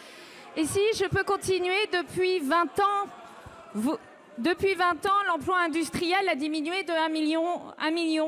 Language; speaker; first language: French; native; French